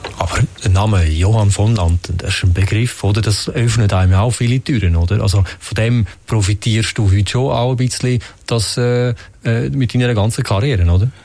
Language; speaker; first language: German; native; German